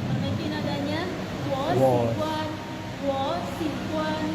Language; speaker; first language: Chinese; non-native, fluent; Indonesian